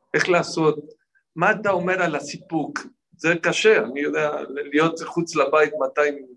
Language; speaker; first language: Hebrew; non-native, fluent; Spanish